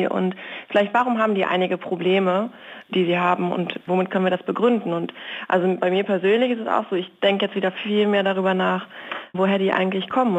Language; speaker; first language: German; native; German